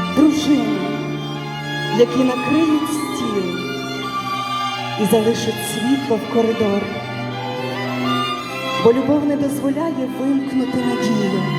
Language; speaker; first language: Ukrainian; native; Ukrainian